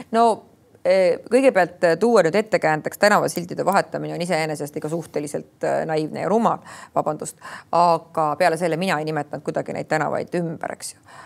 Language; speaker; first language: Estonian; native; Estonian